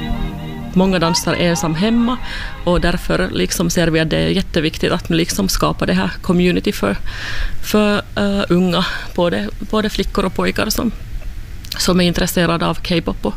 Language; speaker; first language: Swedish; non-native, fluent; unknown